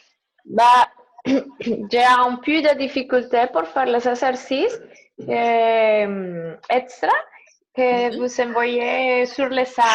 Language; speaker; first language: French; non-native, learner; Spanish